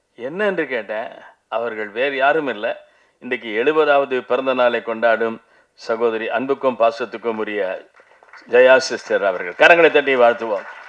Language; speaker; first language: Tamil; native; Tamil